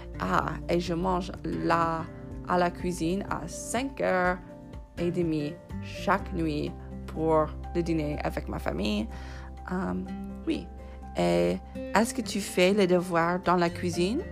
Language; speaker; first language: French; non-native, fluent; English